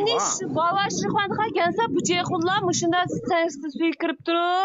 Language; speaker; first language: Chinese; non-native, local second language; Uyghur